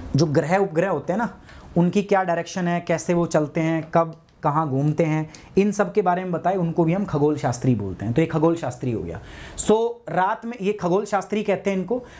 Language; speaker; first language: Hindi; native; Hindi